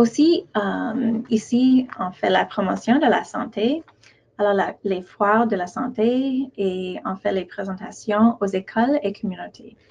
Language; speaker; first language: French; non-native, local second language; English